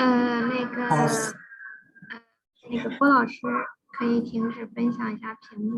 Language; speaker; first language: Chinese; native; Chinese